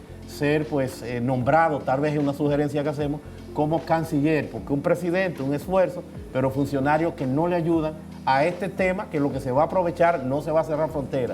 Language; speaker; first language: Spanish; native; Spanish